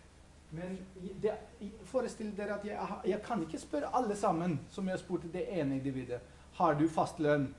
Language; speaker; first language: Norwegian; non-native, fluent; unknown